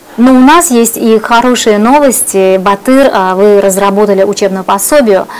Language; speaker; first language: Russian; non-native, local second language; Uzbek